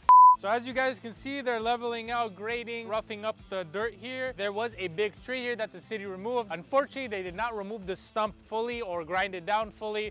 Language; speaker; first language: English; native; English